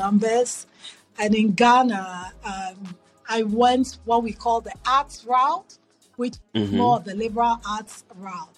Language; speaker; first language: English; non-native, local second language; Akan